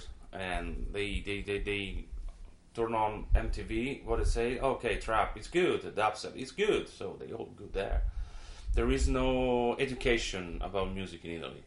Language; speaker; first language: English; non-native, fluent; Italian